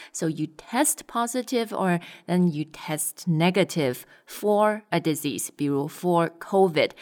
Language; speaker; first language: English; non-native, fluent; Chinese